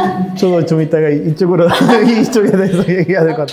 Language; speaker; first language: Korean; non-native, fluent; Spanish